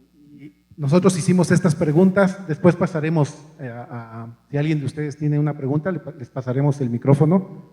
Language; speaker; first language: Spanish; native; Spanish